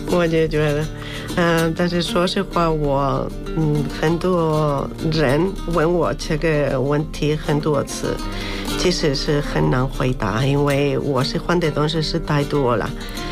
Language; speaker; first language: Chinese; non-native, fluent; Spanish